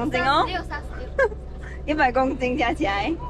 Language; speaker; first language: Chinese; native; Chinese